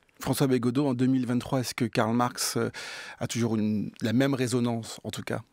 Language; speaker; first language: French; native; French